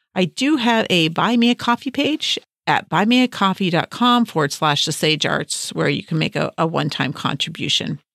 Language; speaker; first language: English; native; English